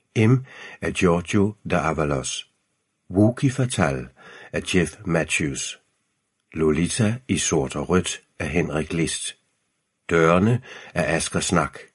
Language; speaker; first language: Danish; native; Danish